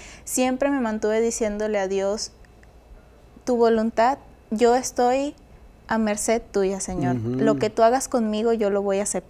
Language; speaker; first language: Spanish; native; Spanish